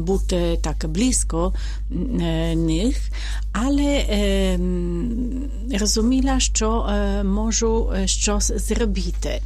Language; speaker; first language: Ukrainian; non-native, learner; Polish